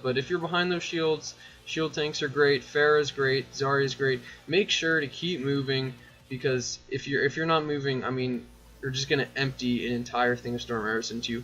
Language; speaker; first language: English; native; English